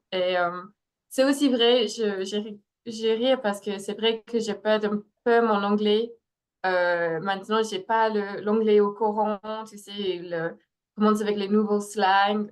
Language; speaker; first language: French; non-native, fluent; English